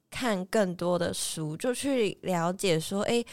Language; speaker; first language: Chinese; native; Chinese